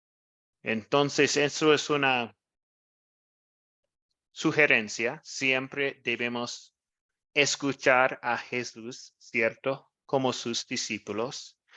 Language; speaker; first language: Spanish; non-native, fluent; English